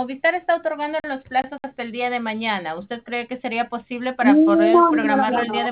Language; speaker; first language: Spanish; native; Spanish